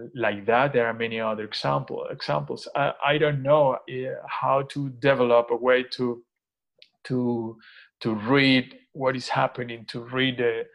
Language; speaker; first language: English; non-native, fluent; Spanish